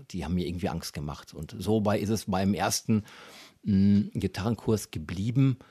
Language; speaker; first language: German; native; German